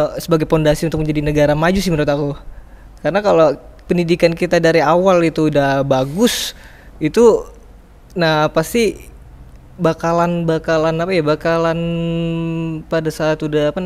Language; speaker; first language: Indonesian; native; Indonesian